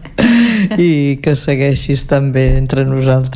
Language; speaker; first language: Catalan; native; Catalan